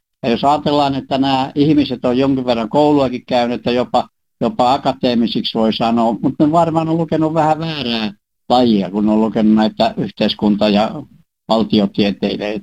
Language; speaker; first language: Finnish; native; Finnish